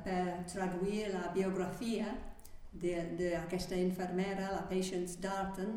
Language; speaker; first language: Catalan; non-native, fluent; English